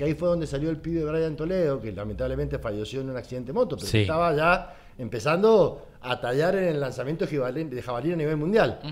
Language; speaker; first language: Spanish; native; Spanish